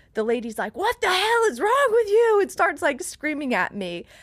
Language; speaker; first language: English; native; English